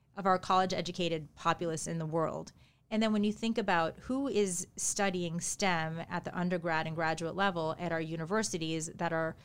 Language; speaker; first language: English; early bilingual, other home language; Japanese